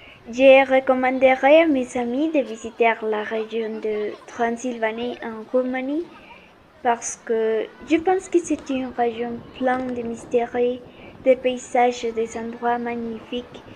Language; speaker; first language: French; non-native, learner; Spanish